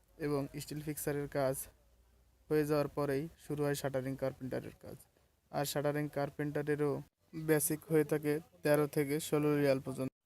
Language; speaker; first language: Bangla; native; Bangla